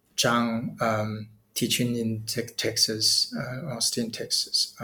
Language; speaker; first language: English; non-native, fluent; Chinese